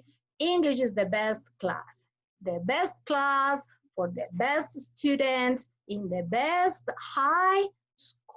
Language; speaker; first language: English; non-native, fluent; Spanish